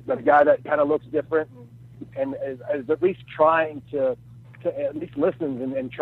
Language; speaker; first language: English; native; English